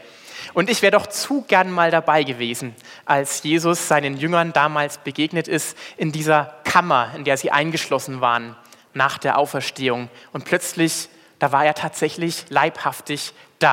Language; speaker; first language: German; native; German